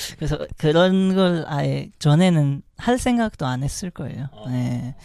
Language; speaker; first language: Korean; non-native, fluent; Arabic